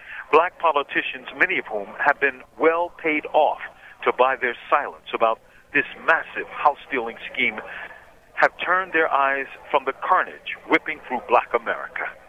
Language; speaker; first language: English; native; English